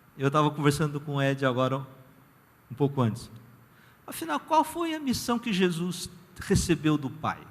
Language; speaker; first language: Portuguese; early bilingual, other home language; Korean